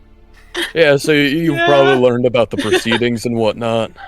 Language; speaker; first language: English; native; English